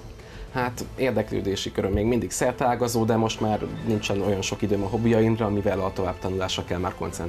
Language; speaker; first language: Hungarian; native; Hungarian